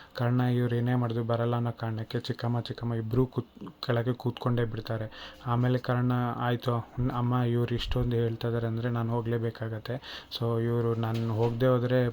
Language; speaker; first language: Kannada; native; Kannada